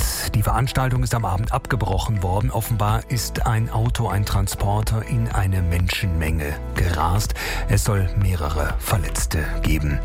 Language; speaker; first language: German; native; German